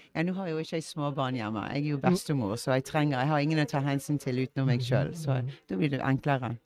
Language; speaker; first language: Norwegian; early bilingual, heritage; English